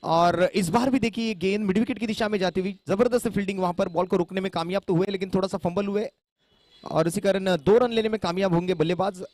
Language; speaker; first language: Hindi; non-native, local second language; Marathi